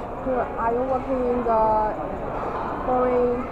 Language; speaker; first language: English; non-native, learner; Chinese